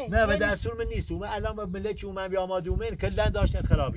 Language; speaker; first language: Persian; non-native, local second language; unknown